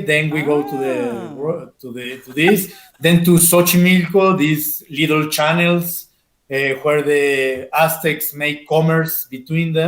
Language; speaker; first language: English; non-native, fluent; Spanish